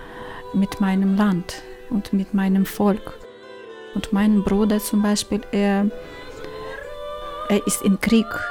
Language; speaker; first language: German; non-native, learner; Ukrainian